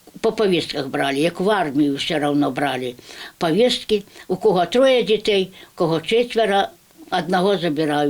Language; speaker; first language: Ukrainian; native; Ukrainian